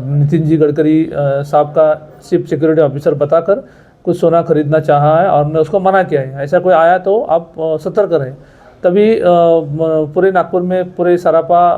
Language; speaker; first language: Hindi; non-native, local second language; Marathi